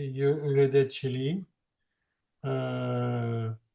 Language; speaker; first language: Hebrew; non-native, learner; French